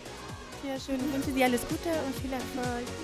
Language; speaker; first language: German; non-native, learner; Spanish